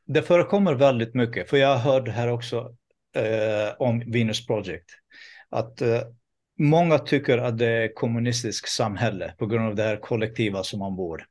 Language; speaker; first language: Swedish; non-native, fluent; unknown